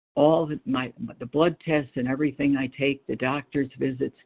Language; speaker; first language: English; native; English